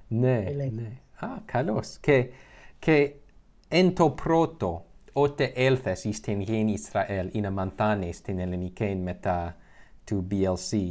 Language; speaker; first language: Greek; non-native, learner; English